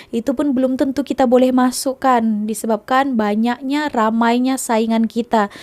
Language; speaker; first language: Indonesian; native; Indonesian